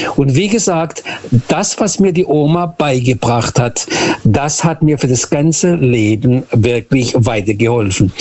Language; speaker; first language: German; early bilingual, other home language; Portuguese